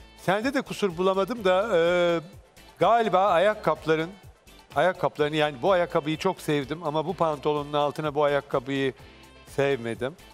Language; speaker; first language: Turkish; native; Turkish